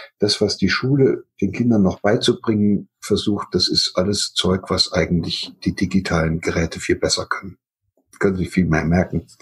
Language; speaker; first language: German; native; German